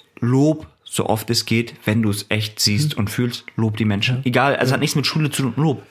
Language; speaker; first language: German; early bilingual, other home language; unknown